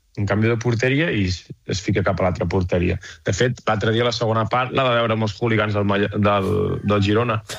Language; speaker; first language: Catalan; native; Catalan